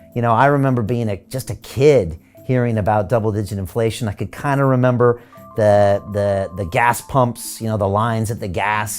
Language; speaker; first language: English; native; English